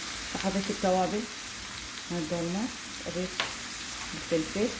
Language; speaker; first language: Arabic; native; Arabic